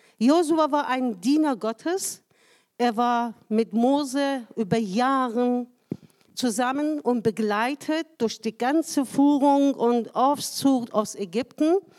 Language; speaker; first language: German; non-native, fluent; Persian